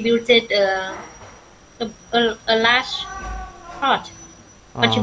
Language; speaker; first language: English; non-native, learner; Vietnamese